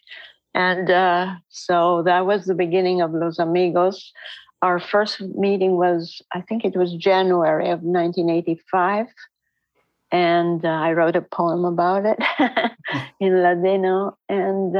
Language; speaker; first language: English; non-native, fluent; Ladino